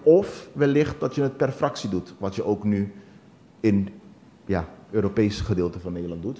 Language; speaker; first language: Dutch; non-native, local second language; Papiamento